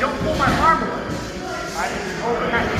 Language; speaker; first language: English; native; English